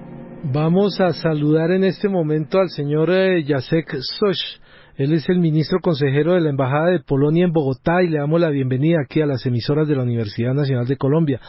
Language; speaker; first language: Spanish; native; Spanish